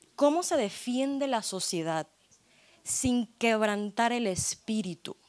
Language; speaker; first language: Spanish; native; Spanish